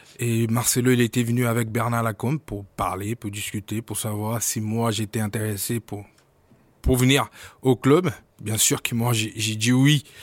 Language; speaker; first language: French; non-native, fluent; Portuguese